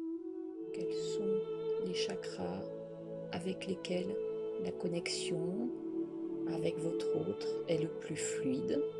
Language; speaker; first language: French; native; French